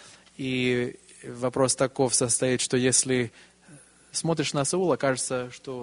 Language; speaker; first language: Russian; early bilingual, heritage; Russian